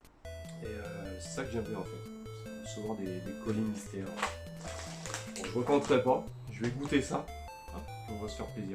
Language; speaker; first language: French; native; French